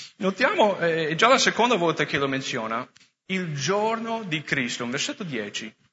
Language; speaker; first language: Italian; non-native, fluent; English